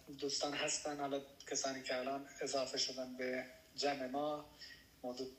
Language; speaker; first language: Persian; non-native, local second language; Baluchi